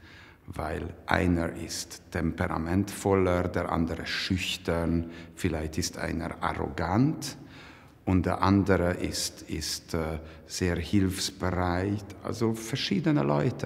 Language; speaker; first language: German; non-native, fluent; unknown